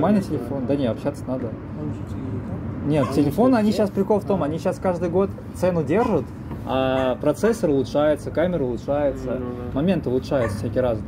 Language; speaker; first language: Russian; native; Russian